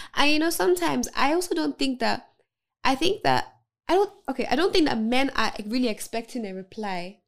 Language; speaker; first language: English; non-native, local second language; Yoruba